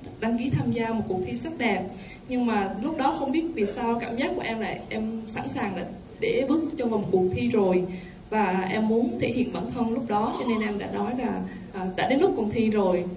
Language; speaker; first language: Vietnamese; native; Vietnamese